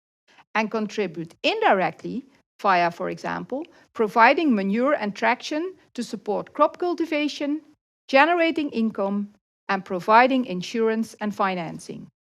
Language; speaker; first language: English; non-native, fluent; Dutch